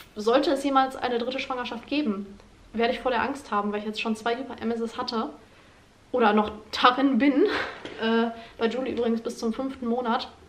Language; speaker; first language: German; native; German